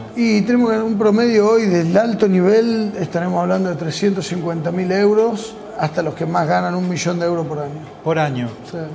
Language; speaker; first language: Spanish; native; Spanish